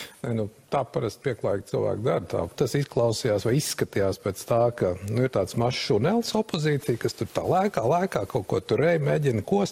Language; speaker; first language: Latvian; native; Latvian